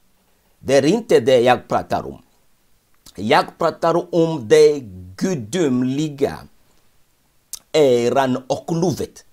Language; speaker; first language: Swedish; non-native, fluent; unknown